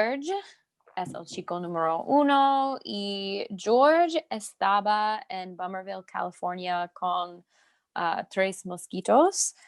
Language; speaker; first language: Spanish; non-native, learner; English